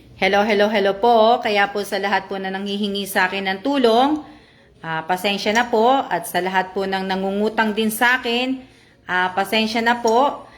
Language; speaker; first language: Filipino; native; Filipino